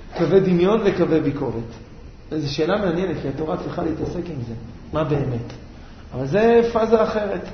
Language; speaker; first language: Hebrew; native; Hebrew